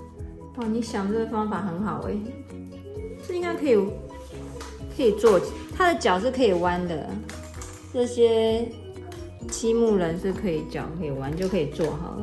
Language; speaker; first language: Chinese; native; Chinese